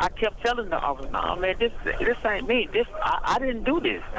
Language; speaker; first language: English; native; English